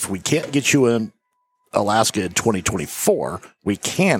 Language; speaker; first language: English; native; English